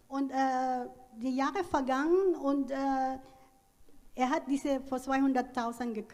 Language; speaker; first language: German; non-native, learner; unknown